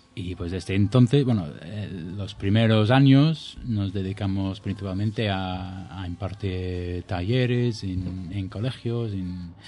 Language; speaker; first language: Spanish; non-native, fluent; English